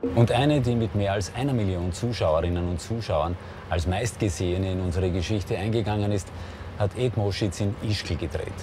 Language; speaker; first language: German; native; German